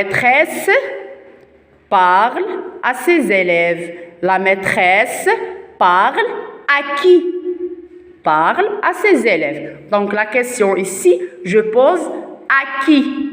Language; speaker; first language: French; non-native, local second language; Arabic